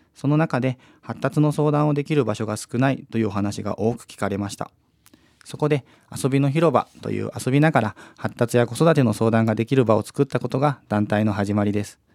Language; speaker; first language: Japanese; native; Japanese